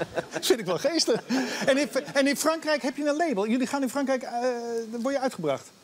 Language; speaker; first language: Dutch; native; Dutch